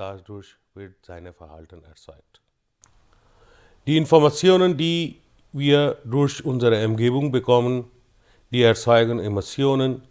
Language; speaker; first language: German; non-native, fluent; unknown